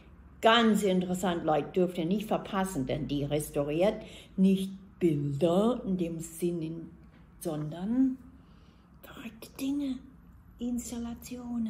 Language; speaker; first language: German; non-native, fluent; English